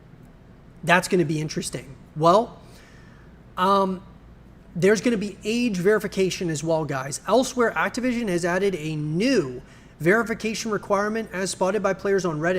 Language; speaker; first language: English; native; English